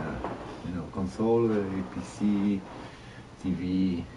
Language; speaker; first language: English; non-native, learner; Polish